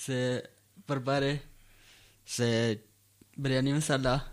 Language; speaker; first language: French; non-native, learner; Punjabi